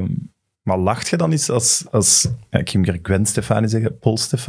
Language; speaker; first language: Dutch; native; Dutch